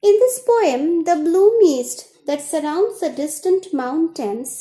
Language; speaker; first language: English; non-native, local second language; Bangla